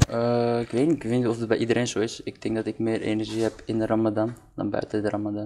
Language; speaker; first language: Dutch; early bilingual, other home language; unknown